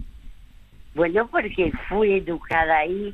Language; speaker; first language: Spanish; early bilingual, other home language; French